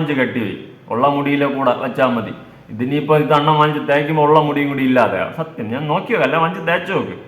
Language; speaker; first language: Malayalam; native; Malayalam